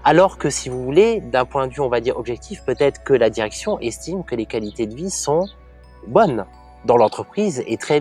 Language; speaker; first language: French; native; French